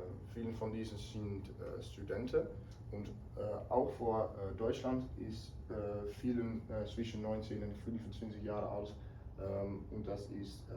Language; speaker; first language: German; non-native, learner; Dutch